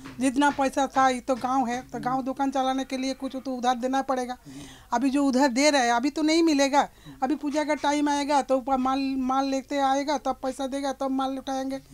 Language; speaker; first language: Hindi; native; Hindi